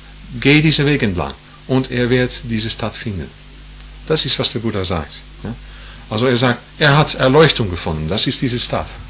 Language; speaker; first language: German; non-native, fluent; English